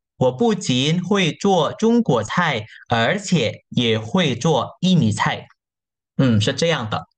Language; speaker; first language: Chinese; non-native, fluent; Indonesian